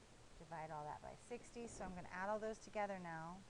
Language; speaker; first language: English; native; English